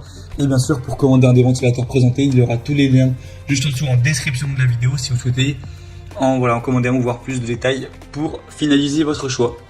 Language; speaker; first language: French; native; French